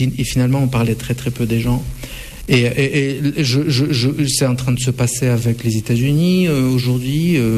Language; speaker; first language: French; non-native, fluent; Russian